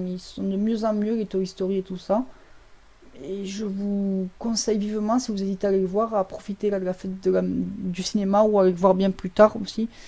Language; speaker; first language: French; native; French